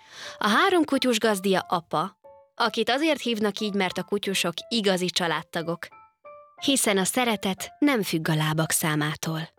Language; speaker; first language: Hungarian; native; Hungarian